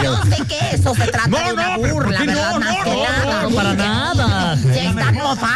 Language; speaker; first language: Spanish; native; Spanish